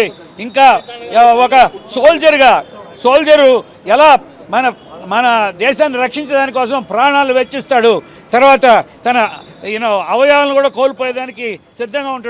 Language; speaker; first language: Telugu; native; Telugu